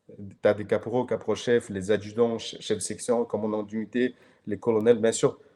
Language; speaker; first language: French; non-native, fluent; Kyrgyz